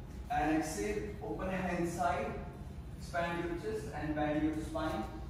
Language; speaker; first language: English; non-native, local second language; Hindi